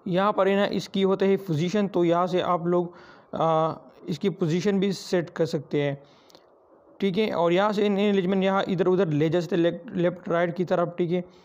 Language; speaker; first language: Urdu; non-native, local second language; Pashto